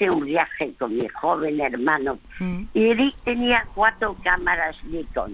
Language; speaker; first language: Spanish; early bilingual, other home language; French